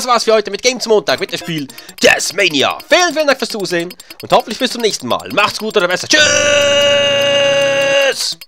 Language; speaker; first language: German; native; German